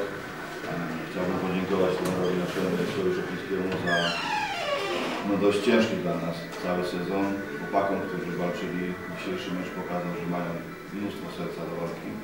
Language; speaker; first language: Polish; native; Polish